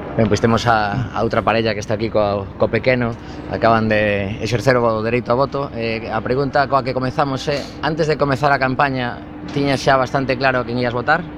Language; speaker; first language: Galician; native; Galician